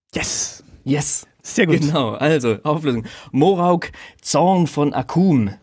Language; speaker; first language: German; native; German